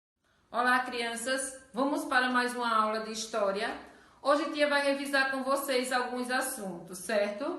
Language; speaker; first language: Portuguese; native; Portuguese